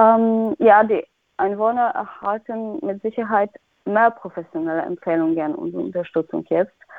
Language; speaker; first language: German; non-native, fluent; Polish